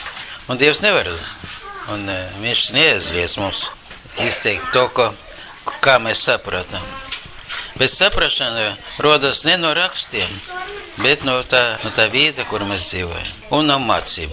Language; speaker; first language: Latvian; non-native, local second language; Russian